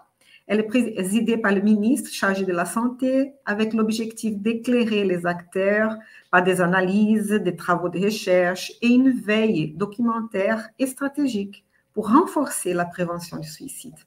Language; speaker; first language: French; non-native, fluent; Portuguese